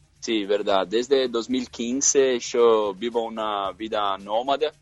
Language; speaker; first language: Spanish; non-native, fluent; Portuguese